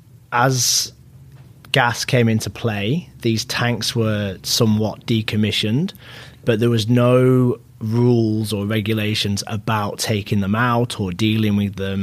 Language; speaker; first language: English; native; English